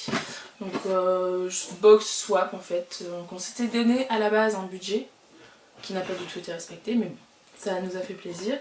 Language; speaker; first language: French; native; French